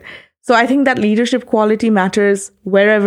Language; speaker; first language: English; non-native, local second language; Bangla